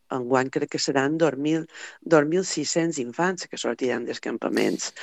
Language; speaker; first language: Catalan; native; Catalan